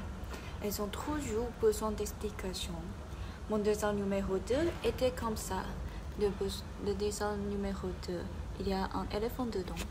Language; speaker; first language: French; non-native, learner; Chinese